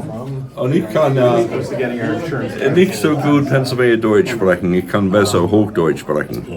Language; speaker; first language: German; non-native, fluent; English